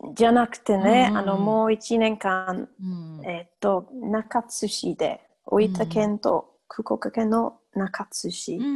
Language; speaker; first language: Japanese; non-native, learner; English